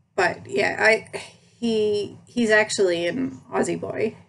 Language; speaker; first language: English; native; English